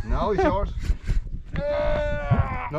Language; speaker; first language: English; non-native, learner; French